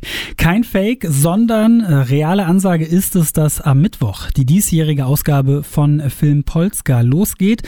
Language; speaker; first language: German; native; German